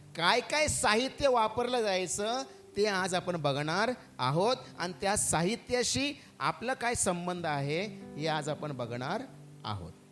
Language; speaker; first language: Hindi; non-native, local second language; Marathi